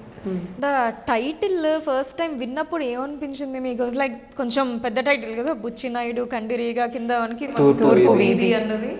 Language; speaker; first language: Telugu; native; Telugu